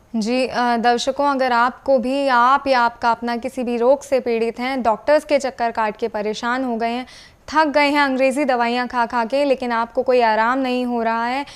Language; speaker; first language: Hindi; native; Hindi